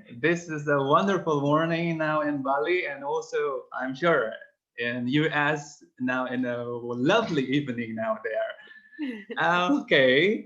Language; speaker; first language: English; non-native, fluent; Indonesian